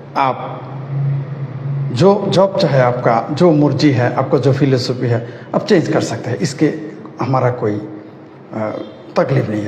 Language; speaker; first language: Hindi; non-native, fluent; Bangla